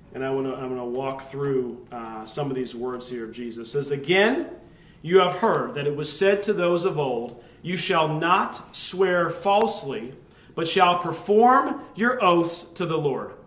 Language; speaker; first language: English; native; English